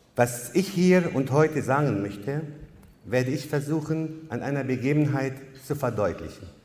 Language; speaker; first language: German; non-native, fluent; Arabic